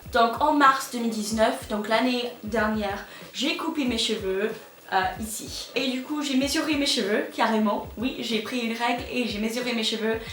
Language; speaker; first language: French; non-native, fluent; English